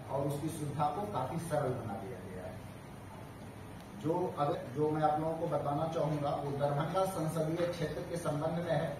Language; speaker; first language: Hindi; native; Hindi